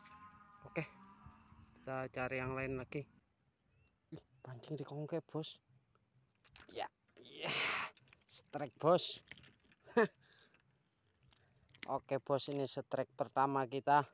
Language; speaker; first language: Indonesian; native; Indonesian